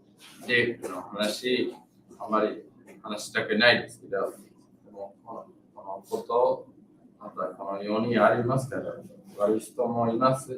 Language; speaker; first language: Japanese; non-native, learner; English